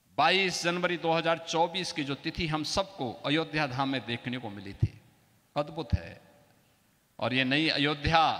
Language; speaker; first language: Hindi; native; Hindi